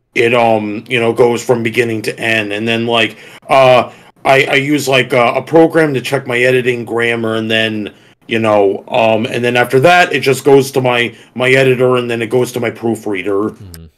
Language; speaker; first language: English; native; English